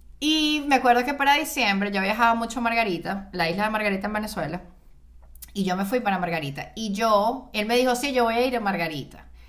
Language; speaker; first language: Spanish; native; Spanish